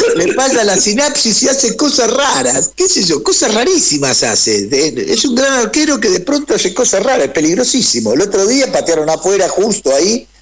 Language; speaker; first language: Spanish; native; Spanish